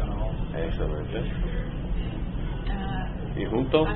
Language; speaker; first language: Spanish; non-native, fluent; English